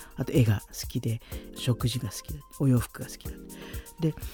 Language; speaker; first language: Japanese; native; Japanese